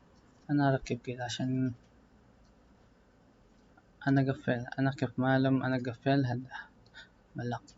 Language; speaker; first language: Arabic; non-native, learner; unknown